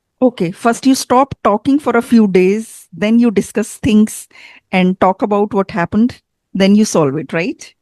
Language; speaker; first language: English; non-native, fluent; Hindi